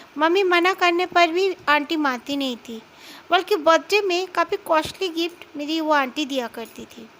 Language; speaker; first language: Hindi; non-native, local second language; Bangla